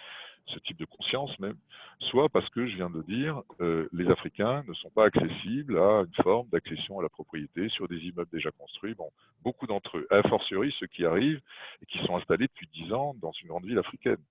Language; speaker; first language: French; native; French